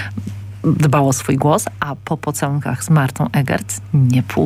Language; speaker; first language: Polish; native; Polish